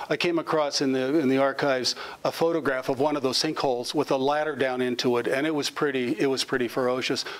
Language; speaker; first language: English; native; English